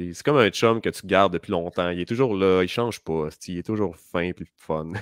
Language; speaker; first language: French; native; French